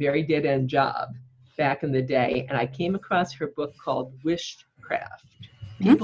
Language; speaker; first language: English; native; English